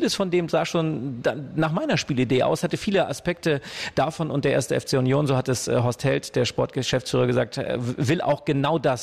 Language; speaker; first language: German; native; German